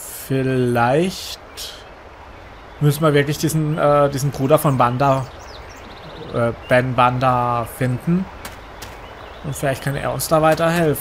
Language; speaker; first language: German; native; German